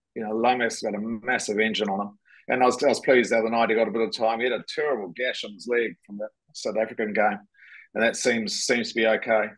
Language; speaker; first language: English; native; English